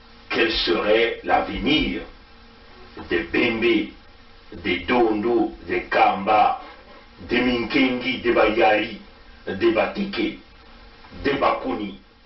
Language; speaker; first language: French; non-native, local second language; Kongo